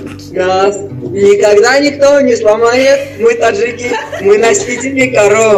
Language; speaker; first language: Russian; non-native, local second language; Tajik